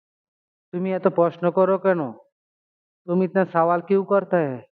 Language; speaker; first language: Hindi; non-native, learner; Bangla